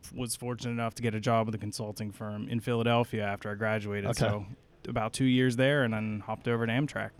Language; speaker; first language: English; native; English